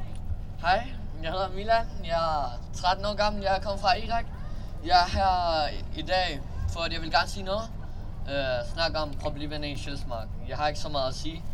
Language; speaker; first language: Danish; early bilingual, other home language; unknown